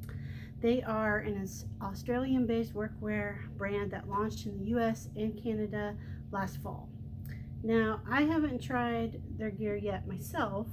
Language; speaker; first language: English; native; English